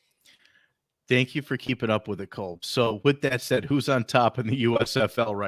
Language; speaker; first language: English; native; English